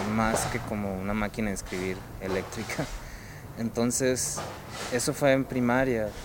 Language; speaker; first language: Spanish; native; Spanish